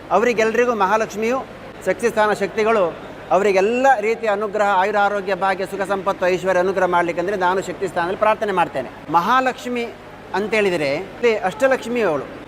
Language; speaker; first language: Kannada; native; Kannada